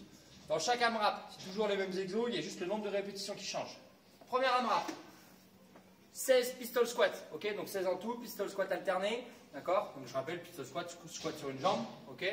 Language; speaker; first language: French; native; French